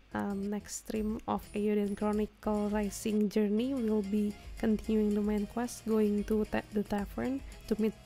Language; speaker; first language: English; non-native, fluent; Indonesian